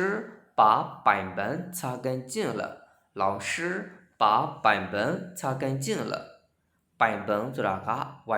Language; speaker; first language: Chinese; non-native, fluent; Burmese